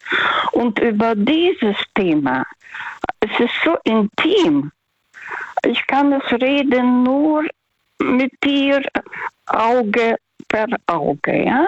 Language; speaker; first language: German; non-native, fluent; Russian